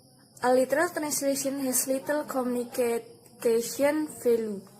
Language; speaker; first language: English; non-native, learner; Indonesian